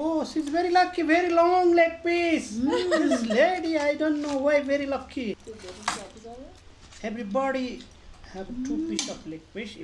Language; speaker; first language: English; non-native, learner; Nepali